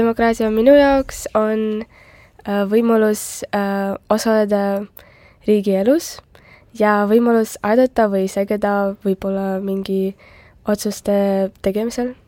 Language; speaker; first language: Estonian; non-native, local second language; Russian